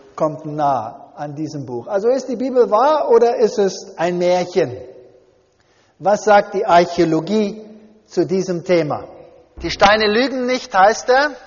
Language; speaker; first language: German; early bilingual, heritage; German